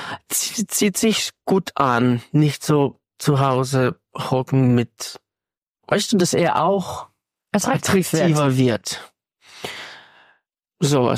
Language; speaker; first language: German; non-native, fluent; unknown